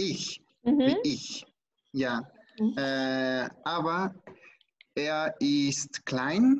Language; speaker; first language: German; non-native, learner; Spanish